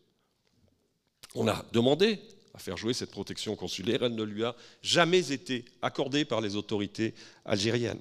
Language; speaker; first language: French; native; French